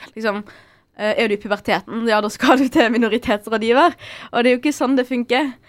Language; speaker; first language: Norwegian; early bilingual, other home language; Arabic